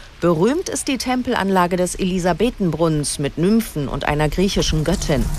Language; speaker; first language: German; native; German